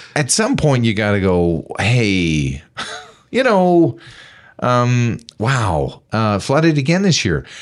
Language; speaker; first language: English; native; English